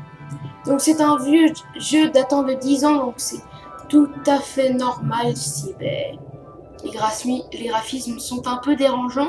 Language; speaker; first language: French; native; French